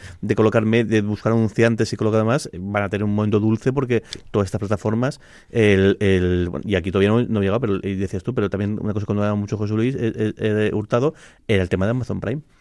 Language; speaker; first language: Spanish; native; Spanish